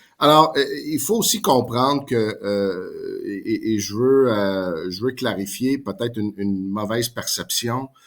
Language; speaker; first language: French; non-native, local second language; English